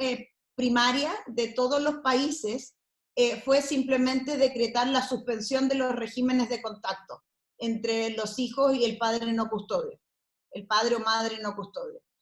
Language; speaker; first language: Spanish; native; Spanish